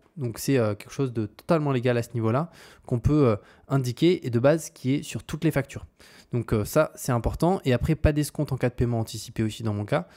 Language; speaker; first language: French; native; French